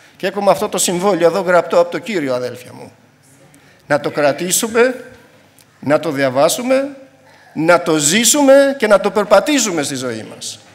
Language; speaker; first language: Greek; non-native, fluent; Albanian